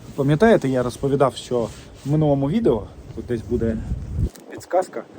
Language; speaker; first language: Ukrainian; non-native, local second language; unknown